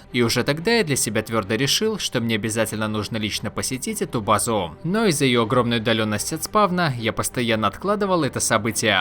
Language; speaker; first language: Russian; native; Russian